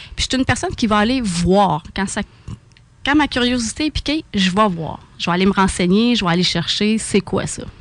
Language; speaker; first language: French; native; French